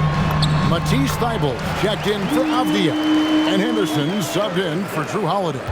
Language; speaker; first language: English; native; English